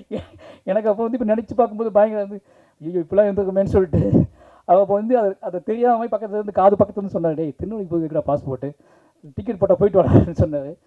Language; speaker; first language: Tamil; native; Tamil